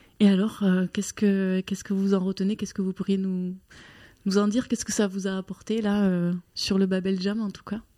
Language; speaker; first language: French; native; French